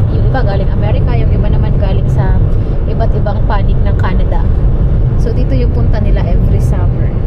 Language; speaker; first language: Filipino; native; Filipino